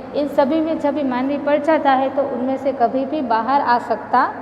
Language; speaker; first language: Hindi; non-native, local second language; Gujarati